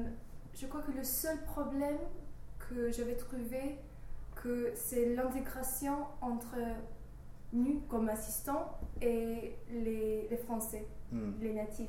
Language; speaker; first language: French; non-native, fluent; English